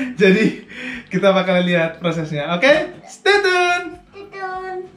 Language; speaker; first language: Indonesian; native; Indonesian